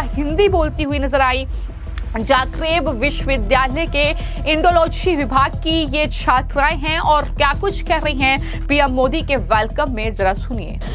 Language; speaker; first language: Hindi; native; Hindi